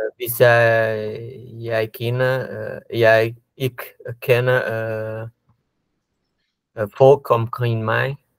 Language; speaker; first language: Danish; non-native, learner; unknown